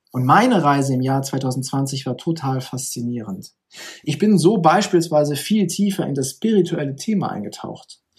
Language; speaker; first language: German; native; German